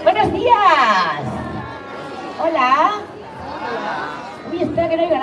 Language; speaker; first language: Spanish; native; Spanish